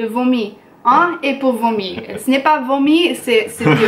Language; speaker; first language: French; non-native, learner; English